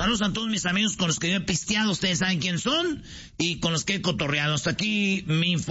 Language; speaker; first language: Spanish; native; Spanish